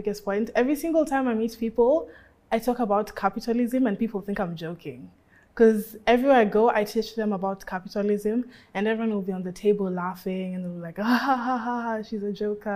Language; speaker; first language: English; native; English